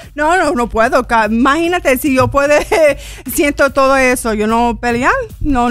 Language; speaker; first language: Spanish; early bilingual, heritage; English